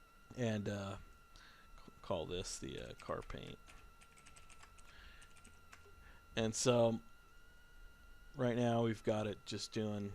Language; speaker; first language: English; native; English